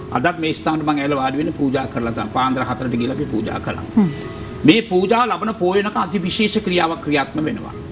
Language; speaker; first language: Sinhala; non-native, local second language; Tamil